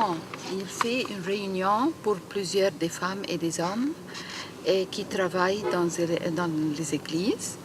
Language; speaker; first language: French; non-native, learner; Arabic